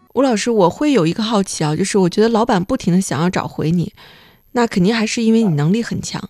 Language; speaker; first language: Chinese; native; Chinese